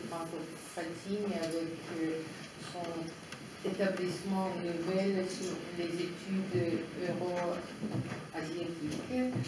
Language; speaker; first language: French; non-native, fluent; Russian